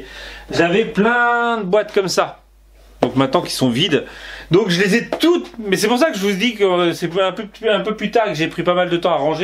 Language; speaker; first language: French; native; French